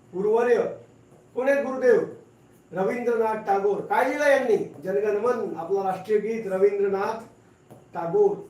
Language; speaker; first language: Marathi; non-native, local second language; Hindi